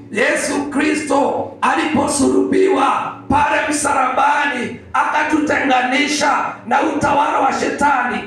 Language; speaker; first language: Swahili; native; Swahili